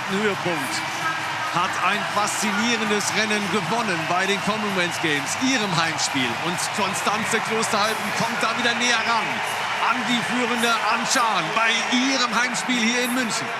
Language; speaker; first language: German; native; German